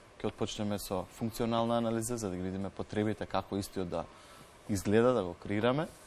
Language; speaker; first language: Macedonian; native; Macedonian